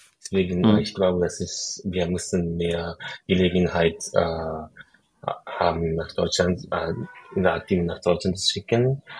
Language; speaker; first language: German; non-native, learner; Japanese